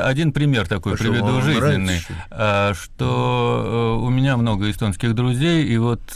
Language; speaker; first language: Russian; native; Russian